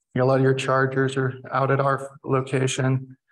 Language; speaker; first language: English; native; English